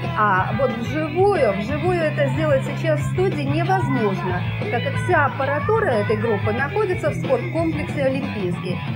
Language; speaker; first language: Russian; native; Russian